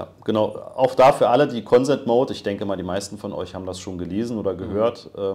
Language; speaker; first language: German; native; German